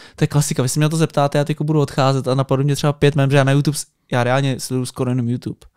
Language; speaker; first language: Czech; native; Czech